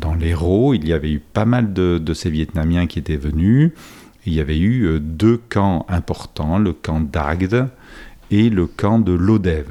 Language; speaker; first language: French; native; French